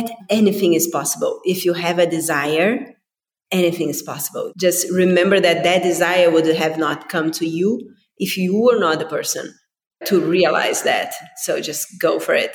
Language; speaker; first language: English; non-native, fluent; Portuguese